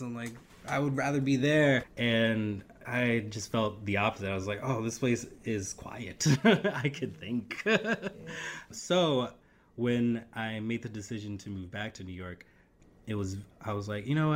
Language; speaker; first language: English; native; English